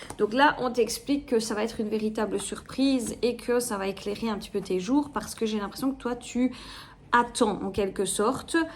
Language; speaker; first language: French; native; French